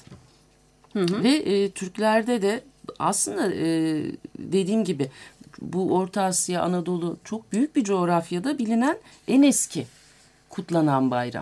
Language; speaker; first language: Turkish; native; Turkish